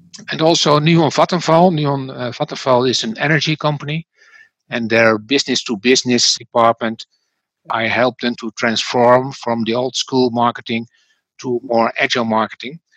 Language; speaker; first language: English; non-native, fluent; Dutch